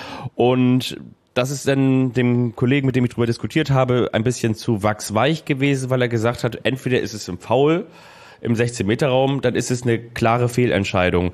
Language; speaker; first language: German; native; German